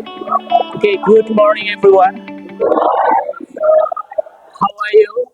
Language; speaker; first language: English; non-native, fluent; Indonesian